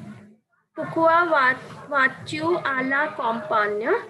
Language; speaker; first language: French; non-native, learner; Hindi